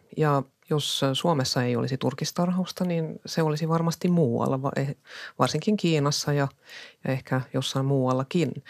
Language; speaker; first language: Finnish; non-native, local second language; Swedish